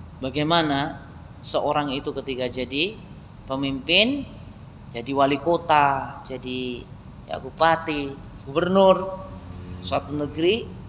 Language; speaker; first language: Indonesian; non-native, local second language; Javanese